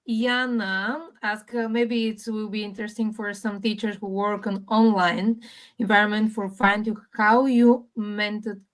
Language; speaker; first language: English; non-native, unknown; Bulgarian